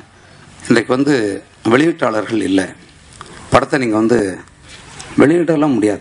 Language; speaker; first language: Tamil; native; Tamil